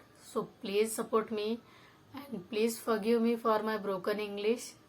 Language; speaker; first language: English; non-native, local second language; Marathi